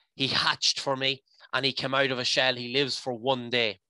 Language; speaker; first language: English; native; English